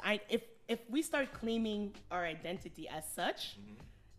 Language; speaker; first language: English; early bilingual, other home language; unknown